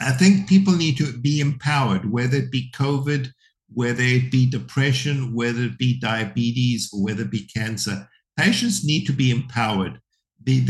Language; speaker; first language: English; native; English